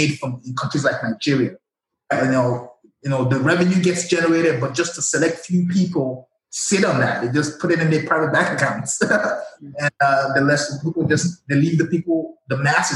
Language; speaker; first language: English; non-native, local second language; Yoruba